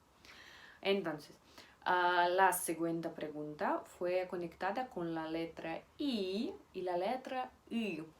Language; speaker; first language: Spanish; non-native, fluent; Russian